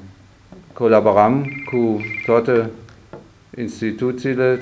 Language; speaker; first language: Romanian; non-native, learner; German